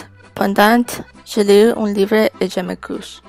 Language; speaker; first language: French; non-native, learner; English